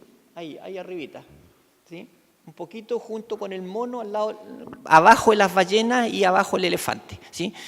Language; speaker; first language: Spanish; native; Spanish